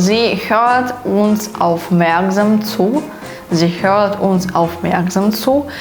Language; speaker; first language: German; non-native, fluent; Ukrainian